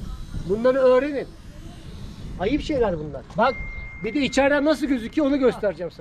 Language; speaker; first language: Turkish; native; Turkish